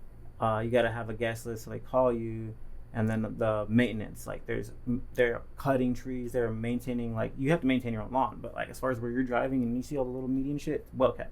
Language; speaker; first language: English; native; English